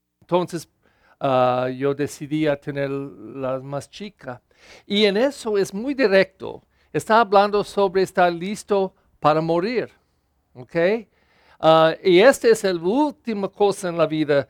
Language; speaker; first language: Spanish; non-native, learner; English